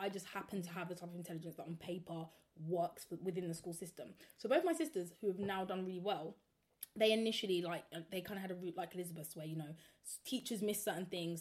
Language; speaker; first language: English; native; English